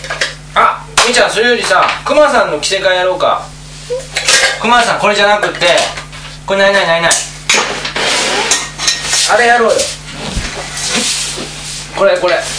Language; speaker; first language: Japanese; native; Japanese